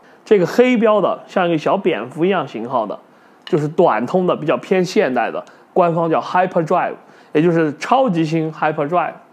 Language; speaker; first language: Chinese; native; Chinese